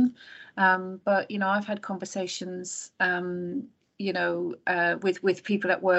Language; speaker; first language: English; native; English